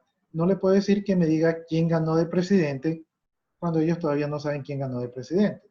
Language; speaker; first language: Spanish; native; Spanish